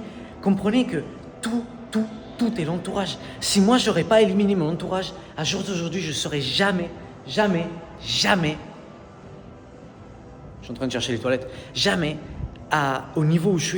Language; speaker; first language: French; native; French